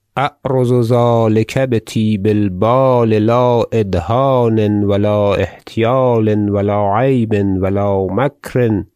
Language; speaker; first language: Arabic; non-native, fluent; Persian